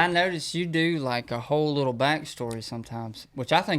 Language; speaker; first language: English; native; English